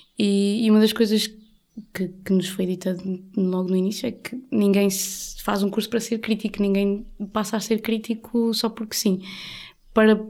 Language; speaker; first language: Portuguese; native; Portuguese